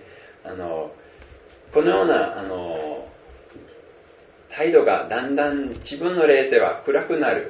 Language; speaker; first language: Japanese; non-native, fluent; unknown